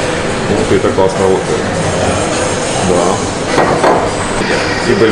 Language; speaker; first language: Russian; native; Russian